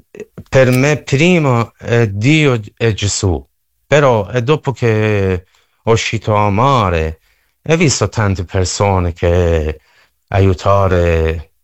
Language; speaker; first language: Italian; non-native, learner; Persian